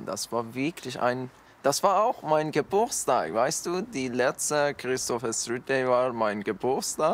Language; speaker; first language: German; non-native, learner; Persian